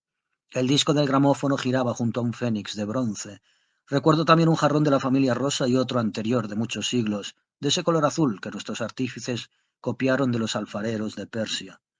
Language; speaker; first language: Spanish; native; Spanish